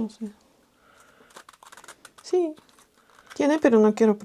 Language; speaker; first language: Spanish; non-native, fluent; Russian